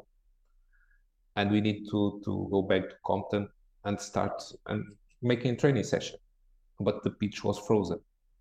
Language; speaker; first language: English; non-native, fluent; Portuguese